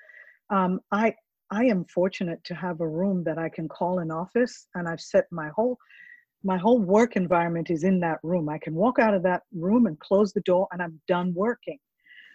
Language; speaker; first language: English; non-native, local second language; Ganda